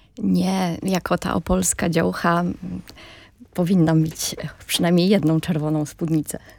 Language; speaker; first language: Polish; native; Polish